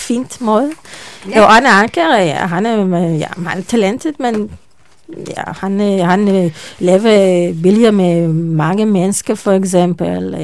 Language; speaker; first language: Danish; non-native, learner; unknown